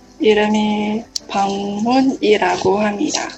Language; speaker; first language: Korean; non-native, learner; Chinese